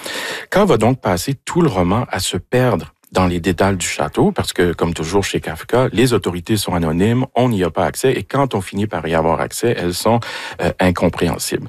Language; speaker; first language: French; native; French